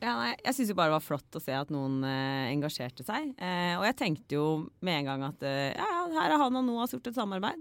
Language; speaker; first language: Norwegian; native; Norwegian